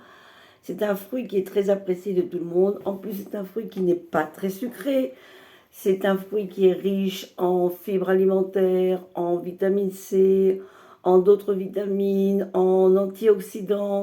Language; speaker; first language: French; native; French